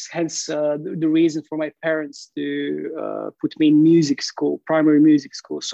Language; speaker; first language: English; non-native, fluent; Croatian